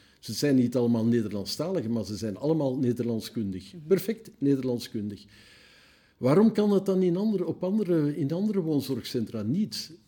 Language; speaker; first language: Dutch; native; Dutch